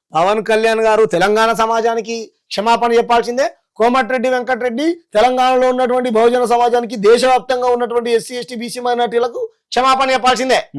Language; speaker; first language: Telugu; native; Telugu